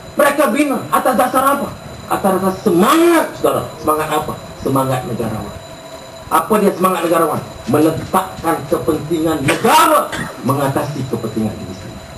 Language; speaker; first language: Malay; native; Malay